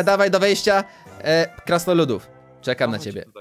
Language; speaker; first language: Polish; native; Polish